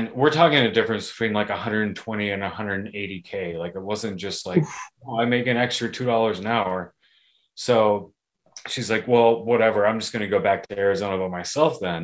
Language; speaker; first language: English; native; English